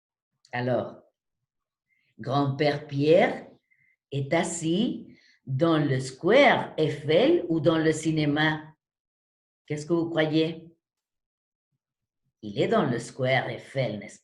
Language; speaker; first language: French; non-native, fluent; Spanish